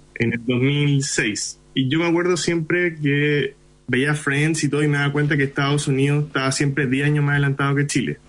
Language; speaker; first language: Spanish; early bilingual, other home language; Hindi